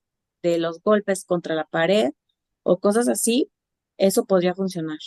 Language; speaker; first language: Spanish; native; Spanish